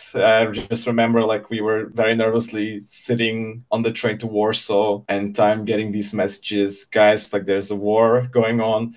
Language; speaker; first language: English; non-native, fluent; Czech